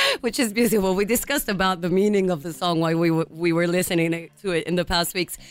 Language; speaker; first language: English; non-native, fluent; Italian